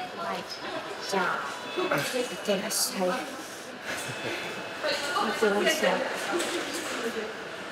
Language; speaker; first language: Japanese; native; Japanese